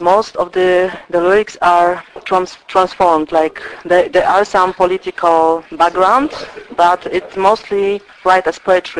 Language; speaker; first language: English; non-native, fluent; Polish